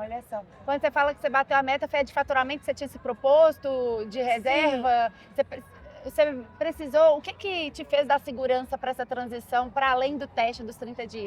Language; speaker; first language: Portuguese; native; Portuguese